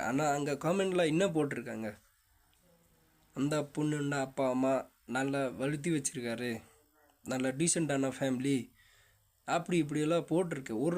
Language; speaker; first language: Tamil; non-native, fluent; Nepali